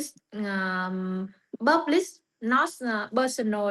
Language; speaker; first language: English; non-native, learner; Vietnamese